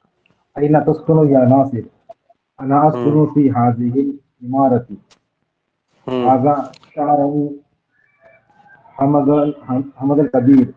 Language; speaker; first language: Arabic; non-native, learner; Urdu